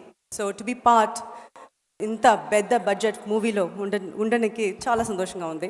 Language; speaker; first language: Telugu; non-native, fluent; Tamil